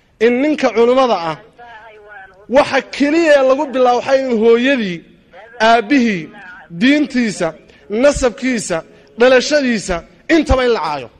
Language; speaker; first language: Somali; native; Somali